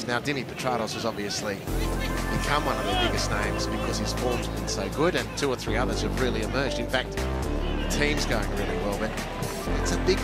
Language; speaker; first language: English; native; English